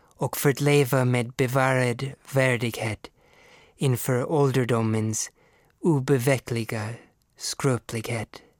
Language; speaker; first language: Swedish; non-native, fluent; English